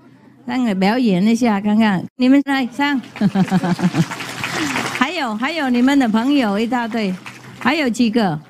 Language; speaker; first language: Chinese; non-native, fluent; Vietnamese